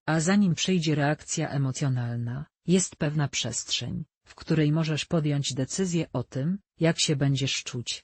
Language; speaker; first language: Polish; native; Polish